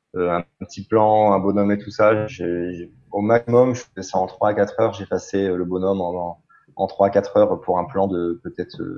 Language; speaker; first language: French; native; French